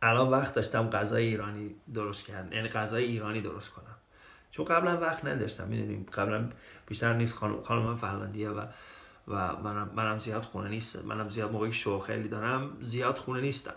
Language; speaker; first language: Persian; early bilingual, heritage; Persian